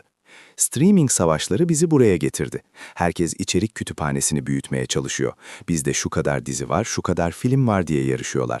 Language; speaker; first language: Turkish; native; Turkish